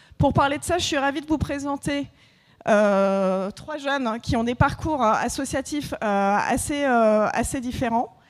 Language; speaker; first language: French; native; French